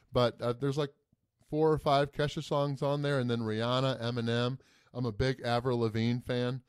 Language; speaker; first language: English; native; English